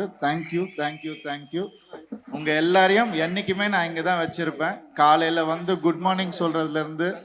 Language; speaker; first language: Tamil; native; Tamil